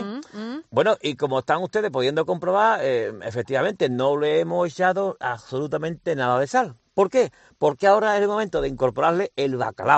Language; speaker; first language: Spanish; native; Spanish